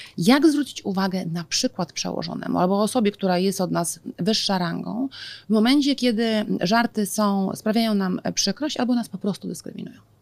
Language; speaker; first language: Polish; native; Polish